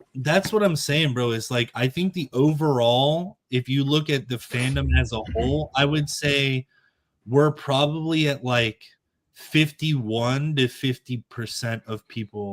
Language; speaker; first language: English; native; English